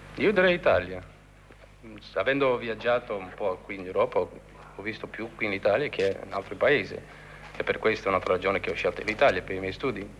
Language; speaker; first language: Italian; early bilingual, heritage; English